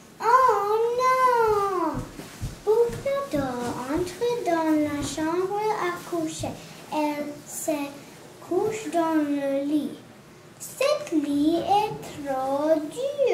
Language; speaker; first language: French; non-native, learner; English